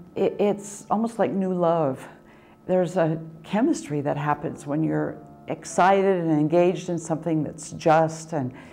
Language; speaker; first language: English; native; English